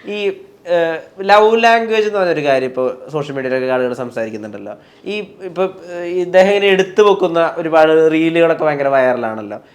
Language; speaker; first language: Malayalam; native; Malayalam